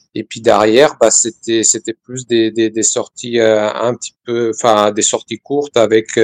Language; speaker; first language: French; non-native, fluent; Serbian